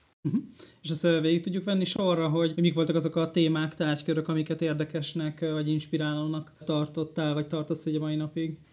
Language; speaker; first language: Hungarian; native; Hungarian